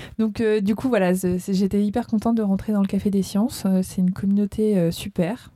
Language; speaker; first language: French; native; French